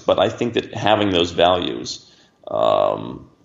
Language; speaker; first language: English; native; English